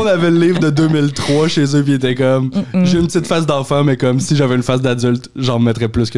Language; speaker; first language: French; native; French